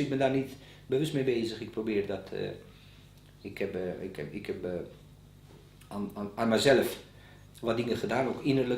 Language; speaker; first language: Dutch; non-native, fluent; Bosnian